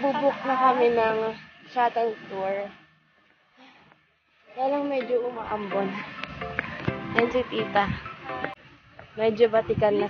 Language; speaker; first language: Filipino; non-native, local second language; Cebuano